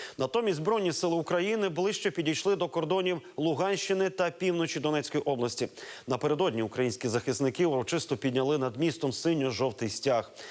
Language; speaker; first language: Ukrainian; native; Ukrainian